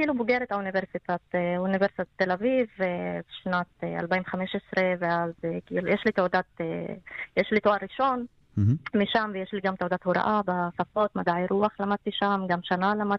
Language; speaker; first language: Hebrew; non-native, local second language; Arabic